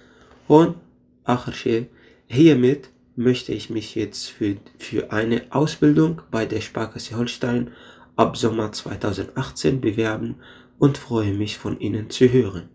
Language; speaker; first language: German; non-native, fluent; Arabic